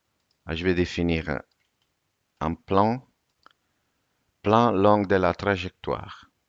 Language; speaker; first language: French; non-native, fluent; Italian